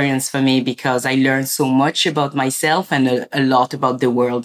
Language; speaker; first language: English; non-native, fluent; French